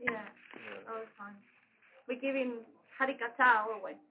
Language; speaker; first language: English; non-native, fluent; Dutch